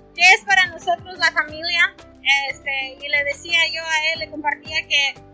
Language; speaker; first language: Spanish; early bilingual, heritage; Spanish